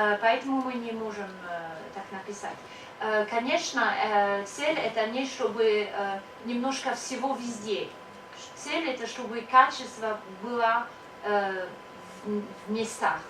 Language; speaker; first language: Russian; non-native, learner; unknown